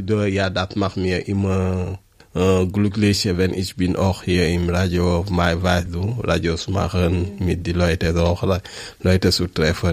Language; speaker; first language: German; non-native, learner; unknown